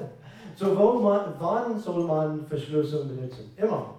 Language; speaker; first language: German; non-native, fluent; English